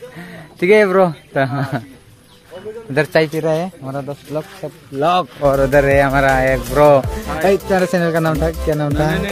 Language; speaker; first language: Hindi; non-native, local second language; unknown